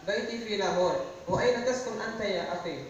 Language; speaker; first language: Arabic; non-native, learner; Urdu